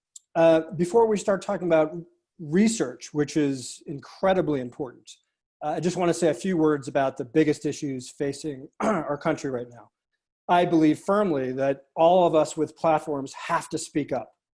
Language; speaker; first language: English; native; English